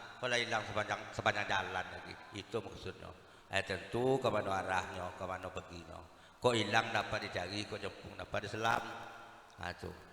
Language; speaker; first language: Malay; native; Malay